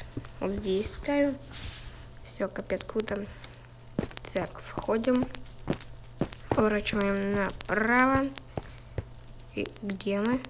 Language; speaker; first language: Russian; native; Russian